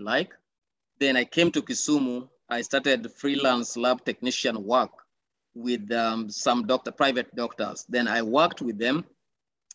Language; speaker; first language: English; non-native, local second language; Luo (Kenya and Tanzania)